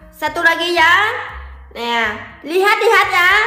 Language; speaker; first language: Indonesian; non-native, learner; Vietnamese